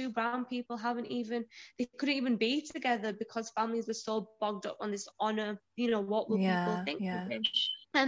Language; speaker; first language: English; native; English